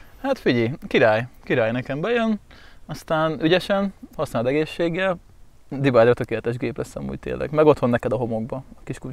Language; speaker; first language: Hungarian; native; Hungarian